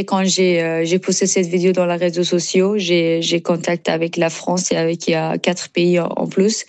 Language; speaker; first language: French; non-native, learner; Persian